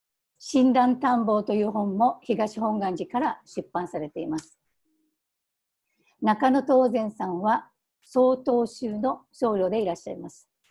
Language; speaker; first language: Japanese; native; Japanese